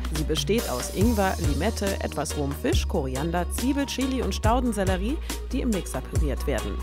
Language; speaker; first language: German; native; German